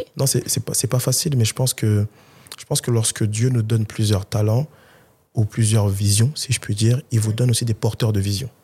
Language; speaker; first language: French; early bilingual, other home language; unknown